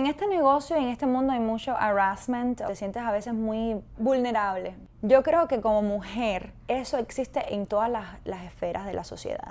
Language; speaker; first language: Spanish; native; Spanish